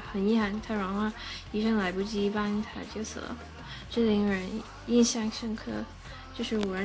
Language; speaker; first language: Chinese; non-native, learner; English